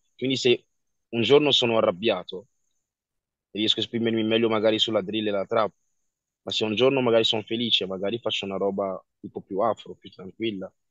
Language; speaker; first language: Italian; early bilingual, other home language; French